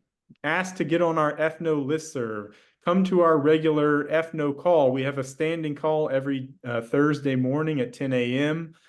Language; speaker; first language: English; native; English